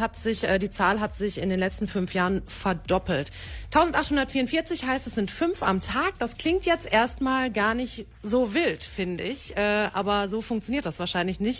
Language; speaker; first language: German; native; German